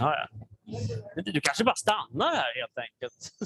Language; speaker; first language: Swedish; native; Swedish